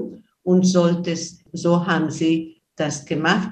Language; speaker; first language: German; non-native, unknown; Spanish